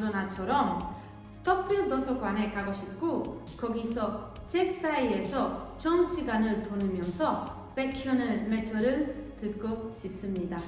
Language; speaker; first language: Korean; non-native, fluent; Spanish